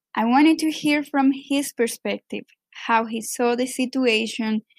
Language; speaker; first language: English; non-native, fluent; Spanish